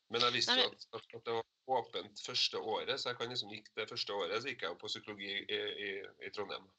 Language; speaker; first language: Norwegian; native; Norwegian